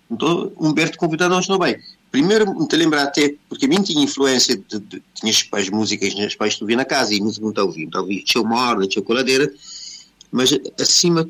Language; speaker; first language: Portuguese; non-native, local second language; Kabuverdianu